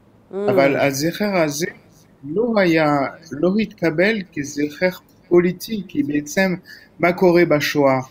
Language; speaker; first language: Hebrew; non-native, fluent; French